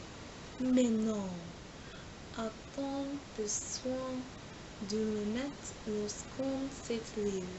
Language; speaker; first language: French; non-native, learner; English